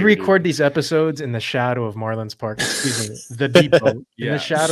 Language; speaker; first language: English; native; English